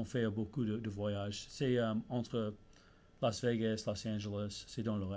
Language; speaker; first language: French; early bilingual, heritage; English